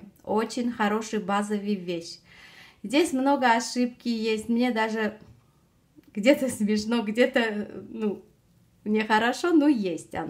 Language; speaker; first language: Russian; non-native, fluent; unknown